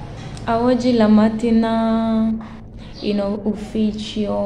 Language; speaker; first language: Italian; non-native, learner; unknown